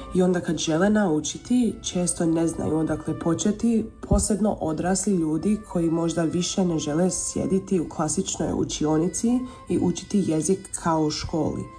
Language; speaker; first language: Serbian; early bilingual, heritage; Croatian